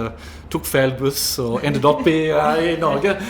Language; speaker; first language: Norwegian; non-native, fluent; English